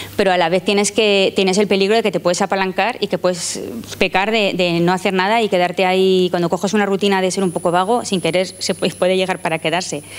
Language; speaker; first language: Spanish; native; Spanish